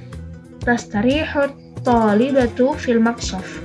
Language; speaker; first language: Arabic; non-native, fluent; Indonesian